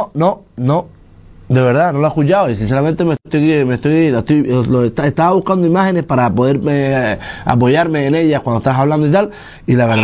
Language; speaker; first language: Spanish; native; Spanish